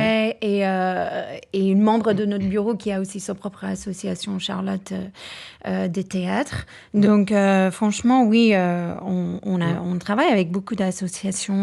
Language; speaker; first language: French; non-native, fluent; English